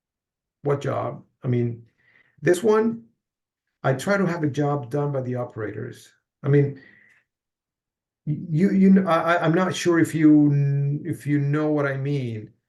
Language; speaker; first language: English; non-native, fluent; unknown